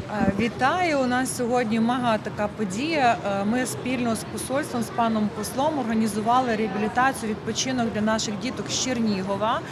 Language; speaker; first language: Ukrainian; native; Ukrainian